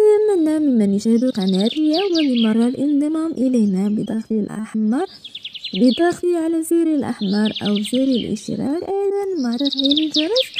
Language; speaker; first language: Arabic; native; Arabic